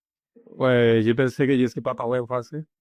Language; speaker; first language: French; non-native, learner; Spanish